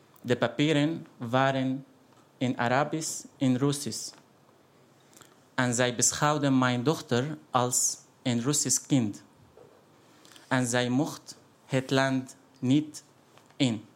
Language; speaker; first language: Dutch; non-native, fluent; Arabic